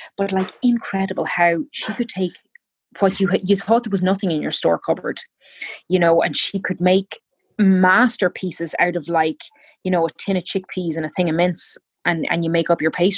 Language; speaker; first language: English; native; English